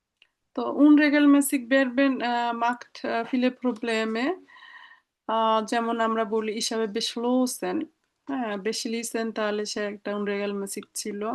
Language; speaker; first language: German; non-native, fluent; Bangla